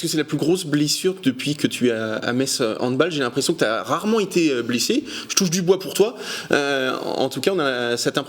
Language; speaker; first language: French; native; French